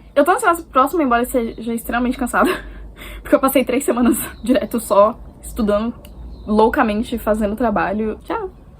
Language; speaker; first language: Portuguese; native; Portuguese